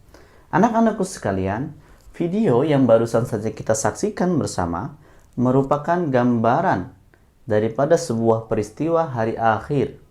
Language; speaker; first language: Indonesian; native; Indonesian